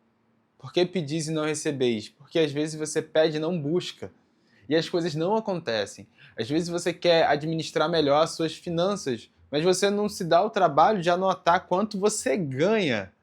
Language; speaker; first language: Portuguese; native; Portuguese